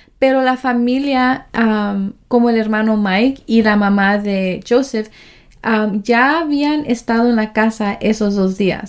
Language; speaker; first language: Spanish; early bilingual, heritage; Spanish